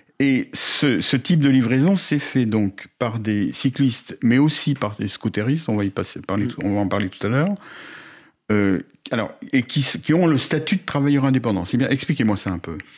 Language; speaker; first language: French; native; French